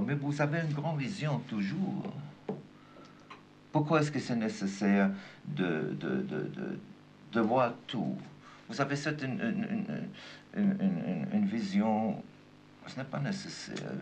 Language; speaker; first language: French; non-native, fluent; German